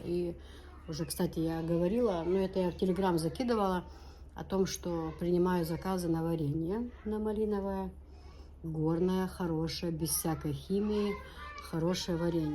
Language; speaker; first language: Russian; non-native, local second language; Chechen